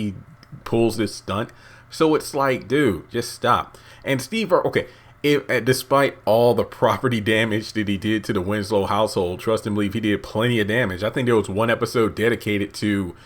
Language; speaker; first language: English; native; English